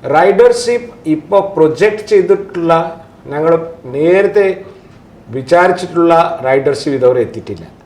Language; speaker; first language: Malayalam; non-native, local second language; Odia